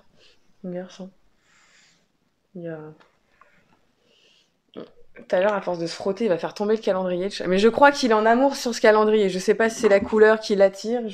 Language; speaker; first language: French; native; French